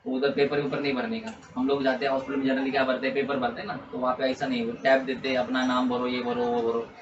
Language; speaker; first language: Hindi; non-native, local second language; Marathi